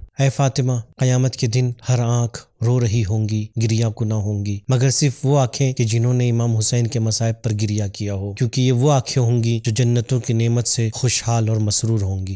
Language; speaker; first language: Urdu; native; Urdu